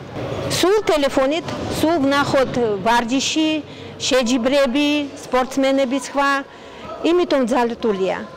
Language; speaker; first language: Georgian; non-native, local second language; Russian